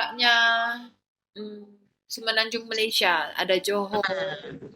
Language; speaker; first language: Malay; native; Malay